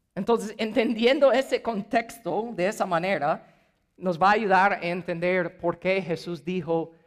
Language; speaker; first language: Spanish; non-native, fluent; English